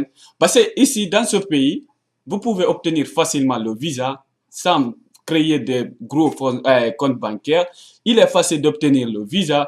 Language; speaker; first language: French; non-native, local second language; Arabic